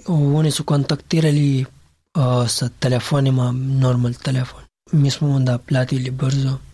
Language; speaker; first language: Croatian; non-native, learner; Pashto